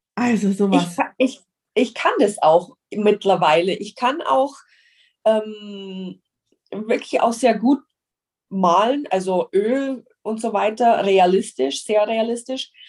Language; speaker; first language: German; non-native, fluent; English